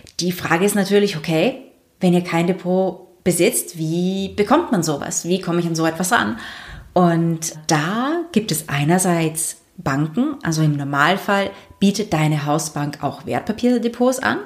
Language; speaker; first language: German; native; German